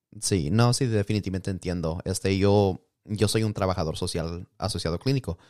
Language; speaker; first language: Spanish; early bilingual, heritage; Spanish